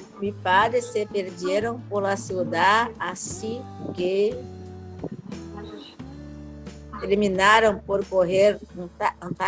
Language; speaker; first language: Spanish; non-native, learner; Portuguese